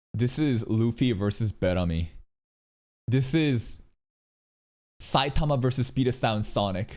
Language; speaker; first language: English; native; English